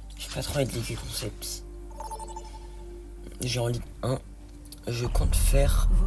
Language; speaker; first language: French; native; French